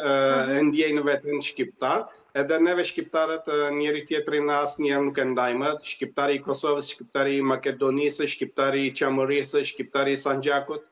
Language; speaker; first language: Albanian; early bilingual, heritage; Albanian